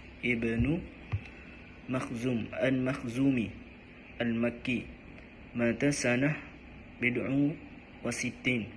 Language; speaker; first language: Arabic; non-native, learner; Malay